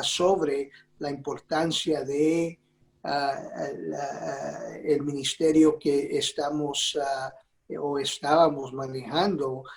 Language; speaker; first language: Spanish; early bilingual, heritage; Spanish